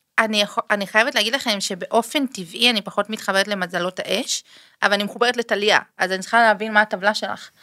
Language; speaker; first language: Hebrew; early bilingual, other home language; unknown